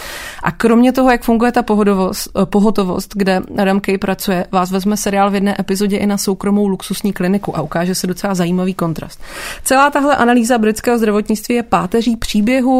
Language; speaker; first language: Czech; native; Czech